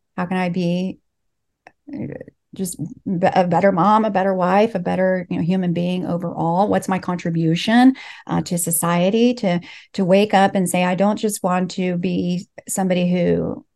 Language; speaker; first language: English; early bilingual, other home language; Spanish